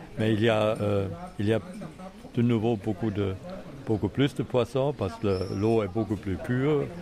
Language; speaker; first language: French; non-native, fluent; German